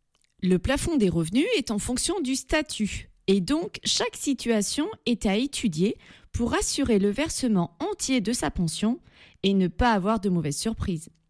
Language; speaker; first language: French; native; French